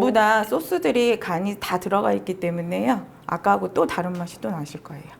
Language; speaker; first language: Korean; native; Korean